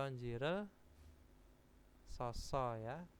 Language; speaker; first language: Korean; non-native, fluent; Indonesian